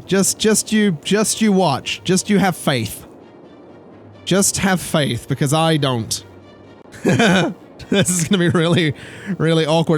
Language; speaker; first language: English; native; English